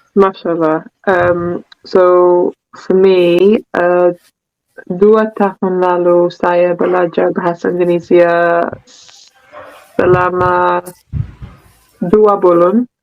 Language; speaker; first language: Indonesian; non-native, learner; English